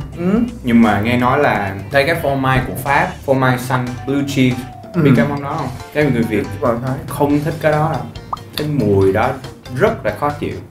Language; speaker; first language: Vietnamese; non-native, fluent; English